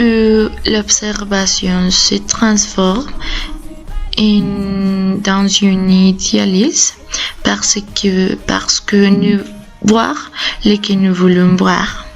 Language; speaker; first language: French; non-native, learner; Spanish